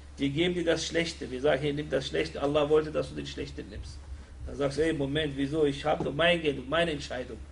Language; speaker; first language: German; non-native, fluent; Arabic